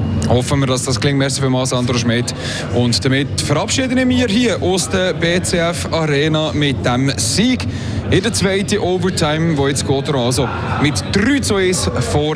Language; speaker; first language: German; native; German